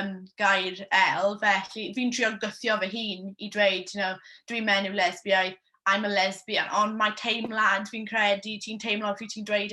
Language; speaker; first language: Welsh; non-native, local second language; English